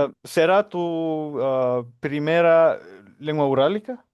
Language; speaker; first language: Spanish; non-native, fluent; Finnish